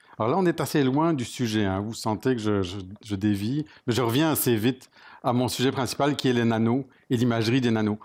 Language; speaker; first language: French; native; French